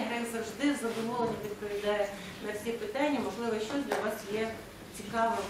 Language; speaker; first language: Ukrainian; non-native, local second language; Russian